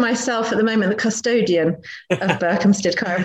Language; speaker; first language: English; native; English